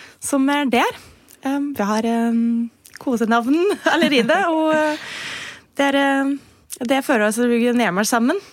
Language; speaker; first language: Norwegian; non-native, learner; German